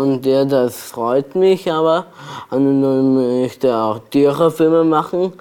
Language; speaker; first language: German; non-native, learner; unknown